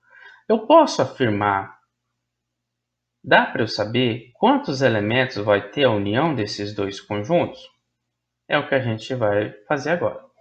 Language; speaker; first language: Portuguese; native; Portuguese